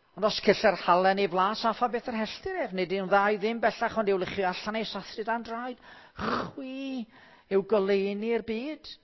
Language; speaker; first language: Welsh; native; Welsh